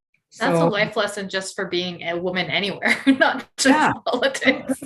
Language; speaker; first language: English; native; English